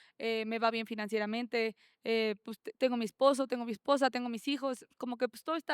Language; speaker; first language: Spanish; native; Spanish